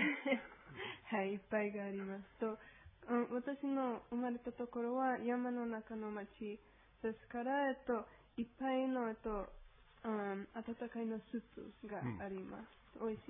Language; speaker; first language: Japanese; non-native, learner; Spanish